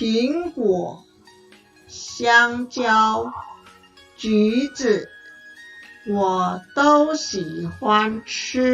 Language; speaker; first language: Chinese; non-native, fluent; Indonesian